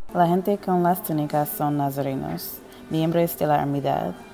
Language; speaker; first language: Spanish; non-native, learner; English